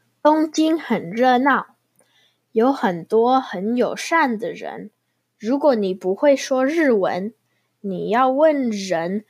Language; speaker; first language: Chinese; non-native, learner; English